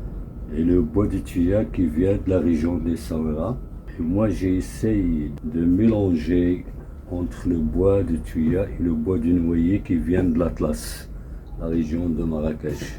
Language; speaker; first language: French; non-native, local second language; Arabic